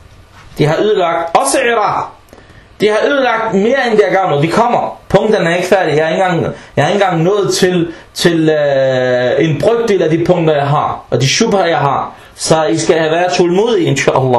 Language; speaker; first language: Danish; early bilingual, other home language; Arabic